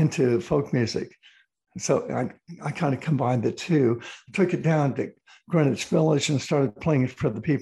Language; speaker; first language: English; native; English